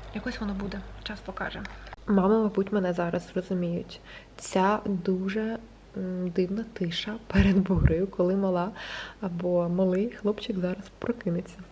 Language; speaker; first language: Ukrainian; non-native, local second language; Russian